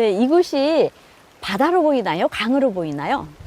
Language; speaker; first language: Korean; native; Korean